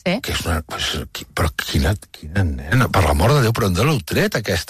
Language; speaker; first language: Catalan; native; Catalan